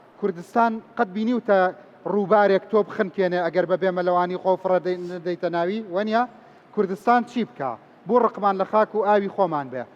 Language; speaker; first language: Central Kurdish; native; Central Kurdish